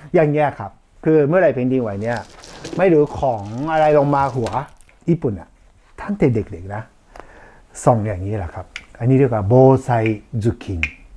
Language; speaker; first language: Thai; native; Thai